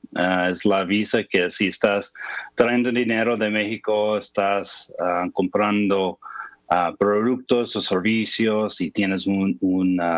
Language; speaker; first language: Spanish; non-native, fluent; English